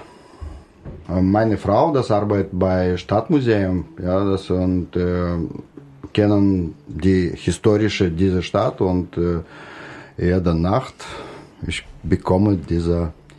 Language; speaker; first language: German; non-native, learner; Russian